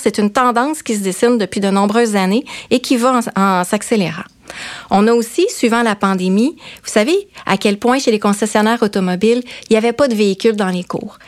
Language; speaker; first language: French; native; French